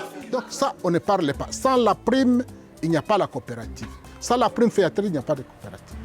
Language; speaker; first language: French; non-native, local second language; Rundi